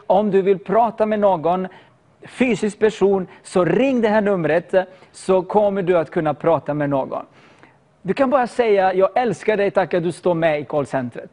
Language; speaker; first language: Swedish; non-native, fluent; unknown